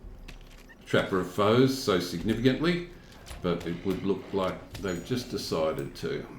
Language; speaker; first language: English; native; English